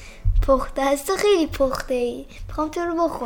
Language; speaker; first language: Persian; native; Persian